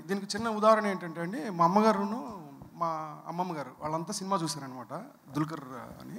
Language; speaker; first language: Telugu; native; Telugu